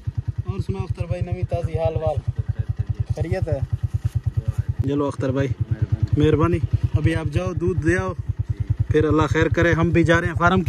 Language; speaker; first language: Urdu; non-native, local second language; Saraiki